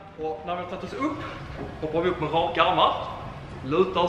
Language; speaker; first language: Swedish; native; Swedish